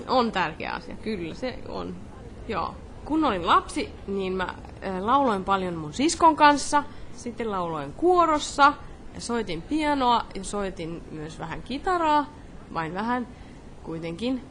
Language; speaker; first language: Finnish; non-native, fluent; Polish